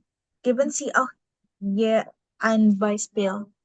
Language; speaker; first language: German; non-native, learner; Indonesian